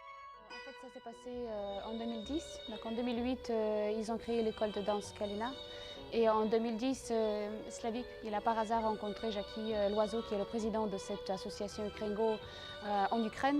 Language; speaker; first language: French; non-native, local second language; Ukrainian